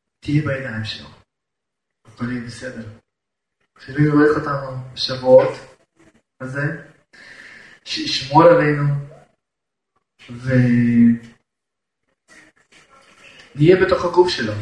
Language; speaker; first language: Hebrew; non-native, fluent; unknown